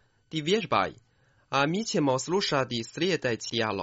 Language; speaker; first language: Croatian; non-native, fluent; Chinese